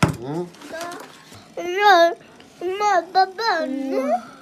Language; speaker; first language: Korean; early bilingual, heritage; Korean